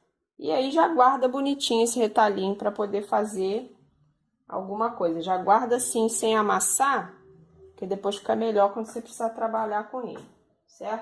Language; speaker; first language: Portuguese; native; Portuguese